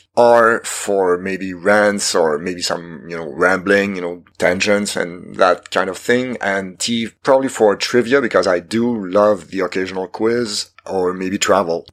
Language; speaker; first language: English; non-native, fluent; French